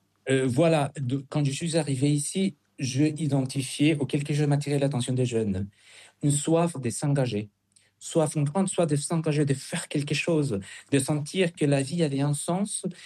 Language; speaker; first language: French; non-native, fluent; Spanish